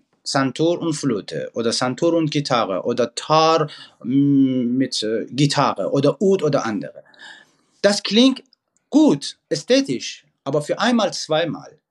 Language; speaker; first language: German; non-native, fluent; Persian